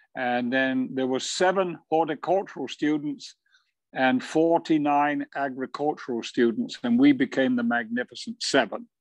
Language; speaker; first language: English; native; English